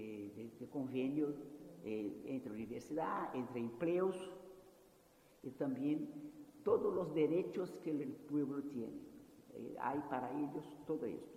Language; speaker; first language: Spanish; non-native, fluent; Portuguese